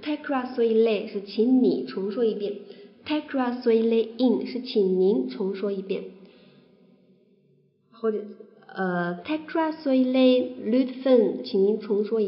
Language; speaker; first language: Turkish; non-native, fluent; Chinese